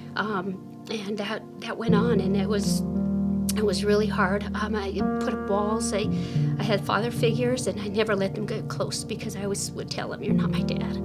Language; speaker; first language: English; native; English